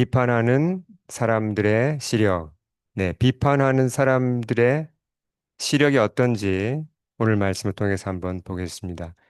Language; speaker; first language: Korean; native; Korean